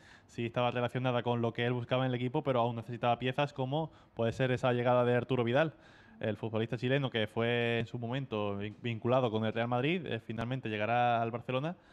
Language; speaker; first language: Spanish; native; Spanish